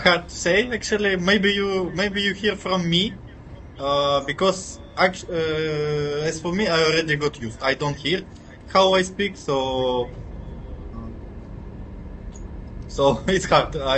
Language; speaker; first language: English; non-native, fluent; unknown